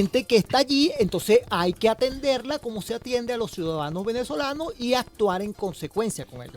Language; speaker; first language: Spanish; native; Spanish